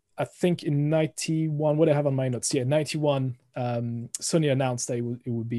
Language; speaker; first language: English; non-native, fluent; French